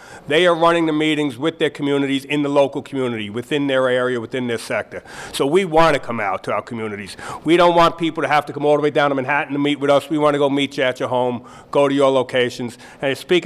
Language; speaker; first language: English; native; English